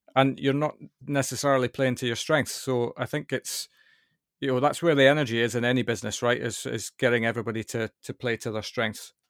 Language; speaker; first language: English; native; English